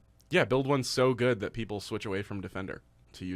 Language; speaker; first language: English; native; English